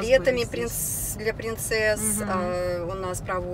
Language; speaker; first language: Russian; native; Russian